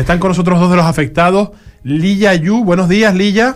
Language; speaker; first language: Spanish; native; Spanish